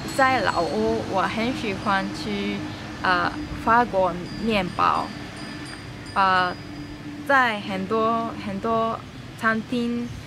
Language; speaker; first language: Chinese; non-native, learner; Japanese